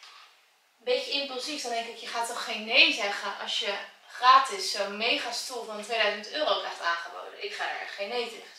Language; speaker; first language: Dutch; native; Dutch